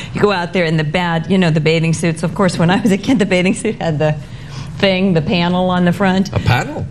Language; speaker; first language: English; native; English